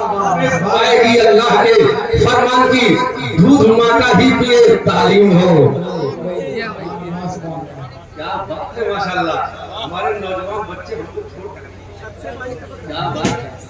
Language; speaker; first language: Hindi; native; Hindi